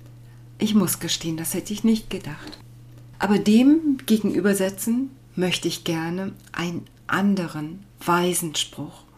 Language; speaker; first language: German; native; German